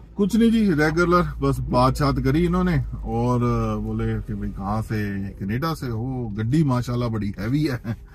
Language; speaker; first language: Hindi; non-native, local second language; Punjabi